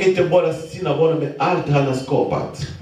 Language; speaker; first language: Swedish; non-native, fluent; Lingala